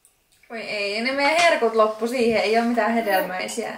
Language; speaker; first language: Finnish; native; Finnish